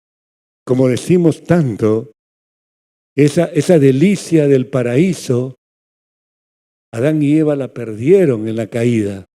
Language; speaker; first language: Spanish; native; Spanish